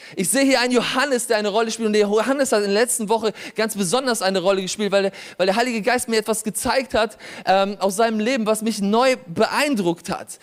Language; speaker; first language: German; early bilingual, other home language; Polish